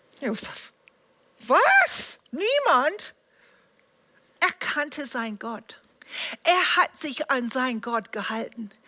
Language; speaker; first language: German; non-native, fluent; English